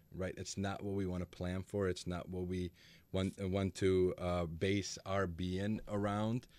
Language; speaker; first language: English; early bilingual, other home language; Macedonian